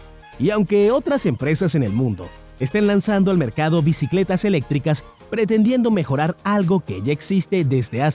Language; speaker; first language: Spanish; native; Spanish